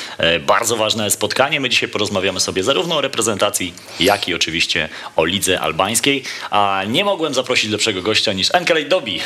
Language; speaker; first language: Polish; native; Polish